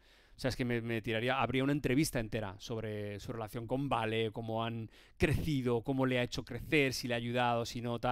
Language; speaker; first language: Spanish; native; Spanish